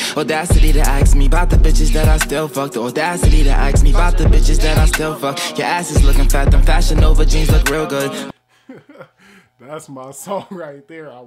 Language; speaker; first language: English; native; English